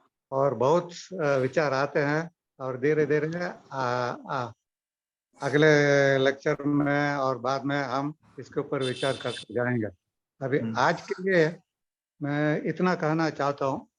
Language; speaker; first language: Hindi; non-native, local second language; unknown